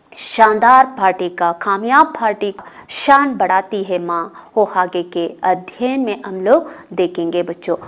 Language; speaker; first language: Hindi; non-native, local second language; Kannada